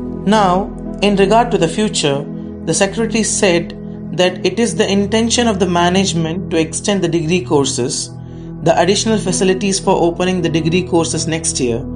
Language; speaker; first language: English; non-native, local second language; Tamil